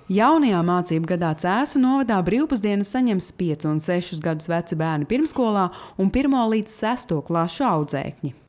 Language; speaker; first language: Latvian; native; Latvian